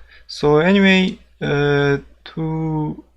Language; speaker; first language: English; non-native, fluent; Korean